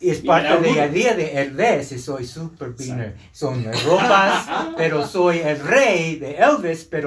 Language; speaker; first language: Spanish; non-native, local second language; English